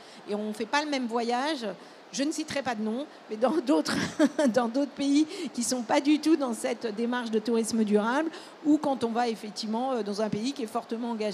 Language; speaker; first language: French; native; French